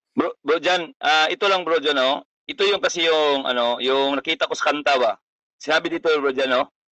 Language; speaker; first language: Filipino; non-native, local second language; Cebuano